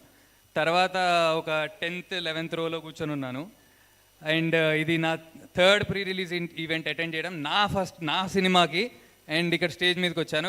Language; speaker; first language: Telugu; native; Telugu